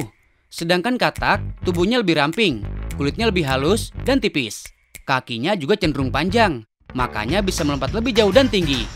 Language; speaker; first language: Indonesian; native; Indonesian